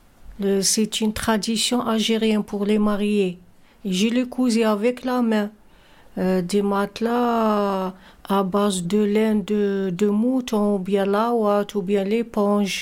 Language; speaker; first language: French; non-native, learner; Arabic